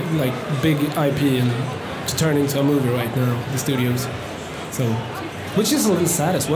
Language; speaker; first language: English; non-native, fluent; Swedish